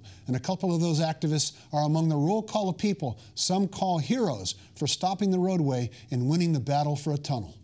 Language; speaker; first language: English; native; English